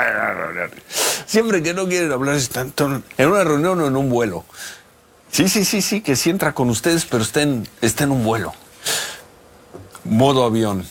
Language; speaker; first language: Spanish; native; Spanish